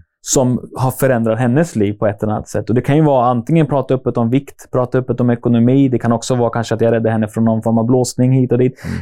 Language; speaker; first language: Swedish; native; Swedish